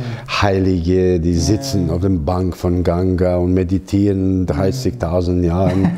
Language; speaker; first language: German; non-native, learner; Croatian